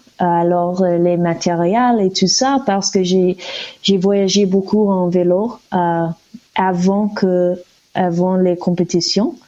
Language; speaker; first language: French; non-native, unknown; English